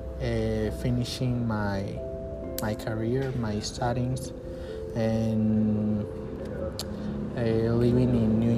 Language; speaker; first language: English; non-native, learner; Spanish